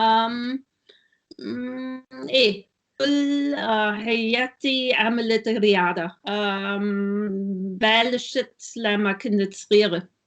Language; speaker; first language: Arabic; non-native, learner; German